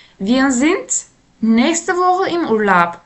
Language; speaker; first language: German; non-native, fluent; Turkish